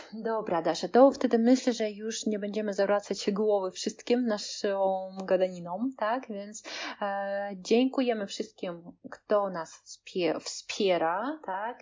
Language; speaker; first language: Polish; native; Polish